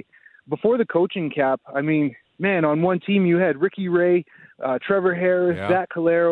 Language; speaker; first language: English; native; English